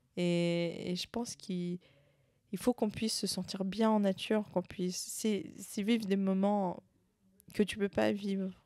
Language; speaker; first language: French; native; French